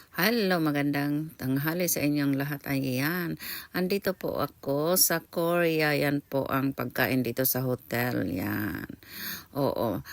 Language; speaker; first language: Filipino; native; Filipino